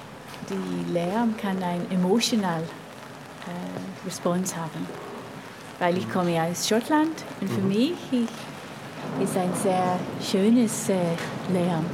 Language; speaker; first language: German; non-native, learner; English